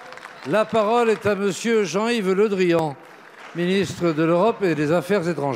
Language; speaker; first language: French; native; French